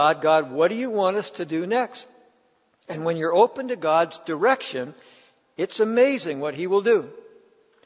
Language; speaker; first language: English; native; English